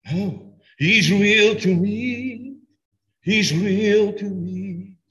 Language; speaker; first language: English; non-native, local second language; Afrikaans